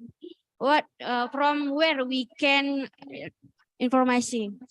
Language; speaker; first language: English; non-native, learner; Indonesian